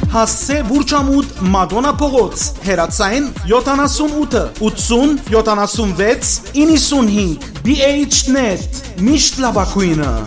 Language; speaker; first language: Armenian; native; Armenian